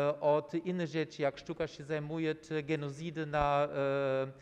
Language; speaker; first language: Polish; non-native, fluent; German